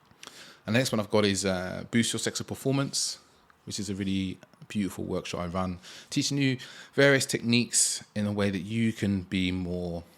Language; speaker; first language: English; native; English